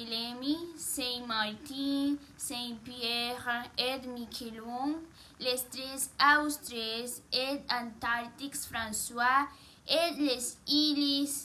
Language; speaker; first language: French; non-native, learner; Spanish